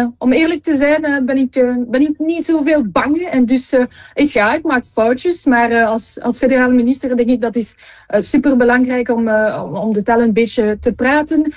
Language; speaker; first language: Dutch; non-native, local second language; French